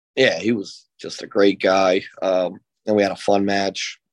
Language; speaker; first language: English; native; English